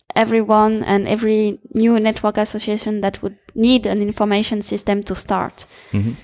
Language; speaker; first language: English; non-native, fluent; French